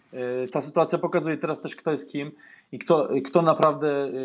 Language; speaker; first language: Polish; non-native, fluent; German